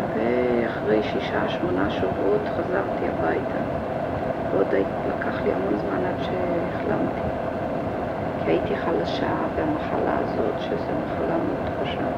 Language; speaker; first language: Hebrew; early bilingual, other home language; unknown